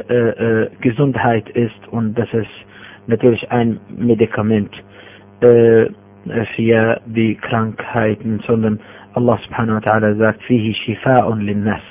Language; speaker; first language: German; non-native, fluent; Arabic